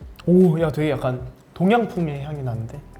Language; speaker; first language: Korean; native; Korean